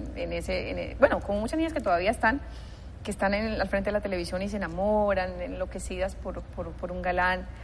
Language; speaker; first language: Spanish; native; Spanish